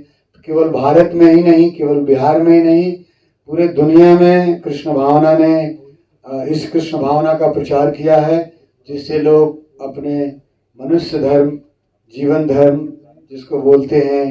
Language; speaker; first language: Hindi; native; Hindi